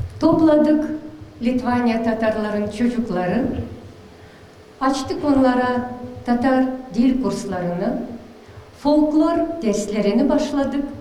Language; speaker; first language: Turkish; early bilingual, heritage; Tatar